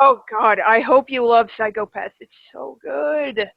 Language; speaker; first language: English; native; English